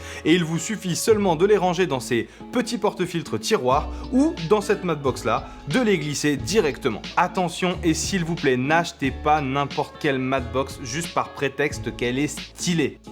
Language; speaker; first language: French; native; French